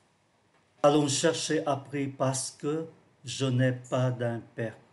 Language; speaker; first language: French; non-native, fluent; Vietnamese